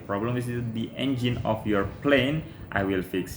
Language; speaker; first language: English; non-native, fluent; Indonesian